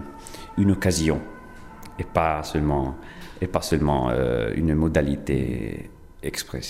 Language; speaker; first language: French; non-native, fluent; Italian